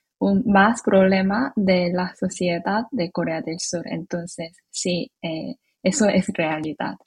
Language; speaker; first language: Spanish; non-native, fluent; Korean